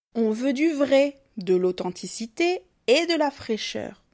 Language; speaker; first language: French; native; French